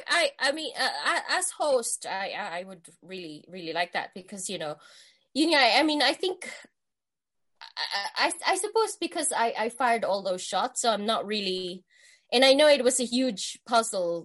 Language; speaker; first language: English; non-native, local second language; Filipino